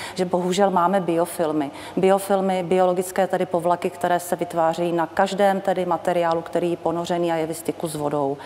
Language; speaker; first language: Czech; native; Czech